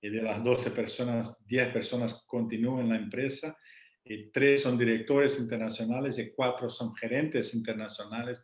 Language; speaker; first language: Spanish; non-native, fluent; Portuguese